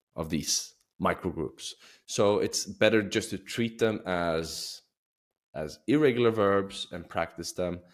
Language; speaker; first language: English; non-native, fluent; Swedish